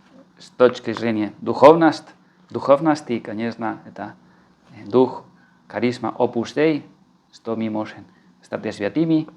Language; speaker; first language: Russian; non-native, fluent; Spanish